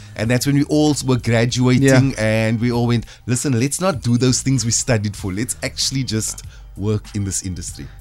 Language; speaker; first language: English; native; English